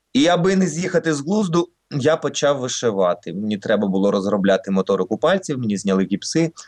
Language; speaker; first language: Ukrainian; non-native, local second language; Russian